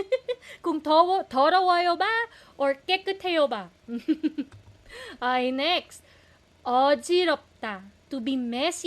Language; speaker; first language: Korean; non-native, fluent; Filipino